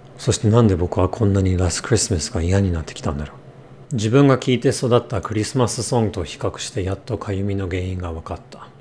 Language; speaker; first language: Japanese; non-native, fluent; English